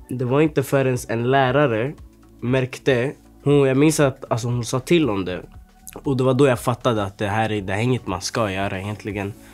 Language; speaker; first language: Swedish; early bilingual, other home language; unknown